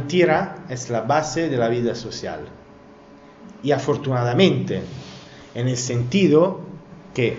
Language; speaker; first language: Spanish; non-native, learner; Italian